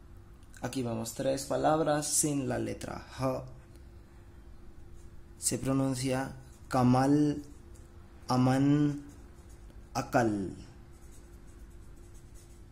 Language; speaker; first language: Spanish; non-native, fluent; Hindi